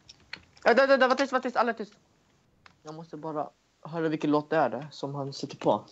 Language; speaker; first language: Swedish; native; Swedish